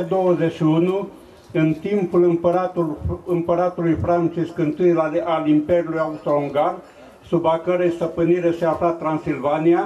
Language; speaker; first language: Romanian; native; Romanian